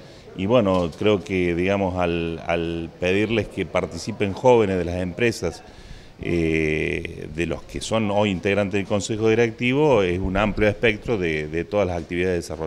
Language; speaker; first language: Spanish; native; Spanish